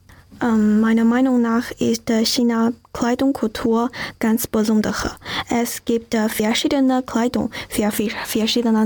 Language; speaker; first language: German; non-native, learner; Chinese